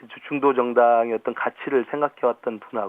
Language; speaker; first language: Korean; native; Korean